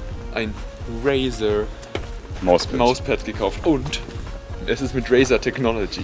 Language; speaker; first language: German; native; German